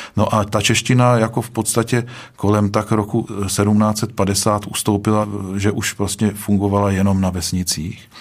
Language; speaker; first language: Czech; native; Czech